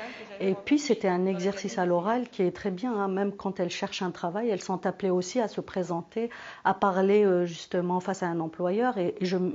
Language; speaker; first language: French; native; French